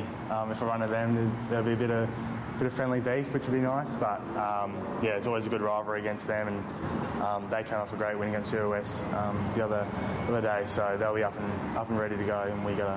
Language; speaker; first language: English; native; English